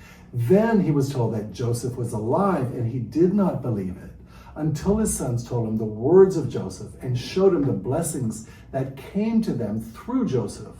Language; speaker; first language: English; native; English